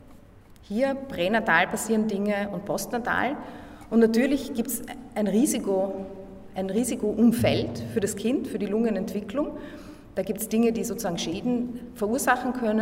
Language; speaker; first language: German; native; German